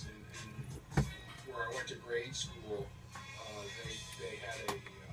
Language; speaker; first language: English; native; English